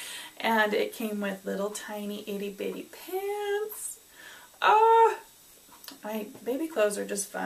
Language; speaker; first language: English; native; English